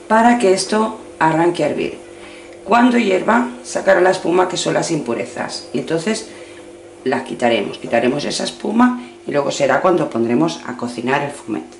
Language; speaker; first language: Spanish; native; Spanish